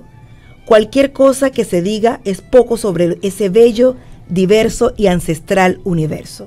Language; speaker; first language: Spanish; native; Spanish